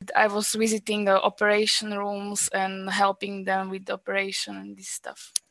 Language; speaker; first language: English; non-native, fluent; Slovak